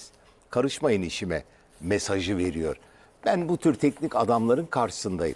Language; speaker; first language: Turkish; native; Turkish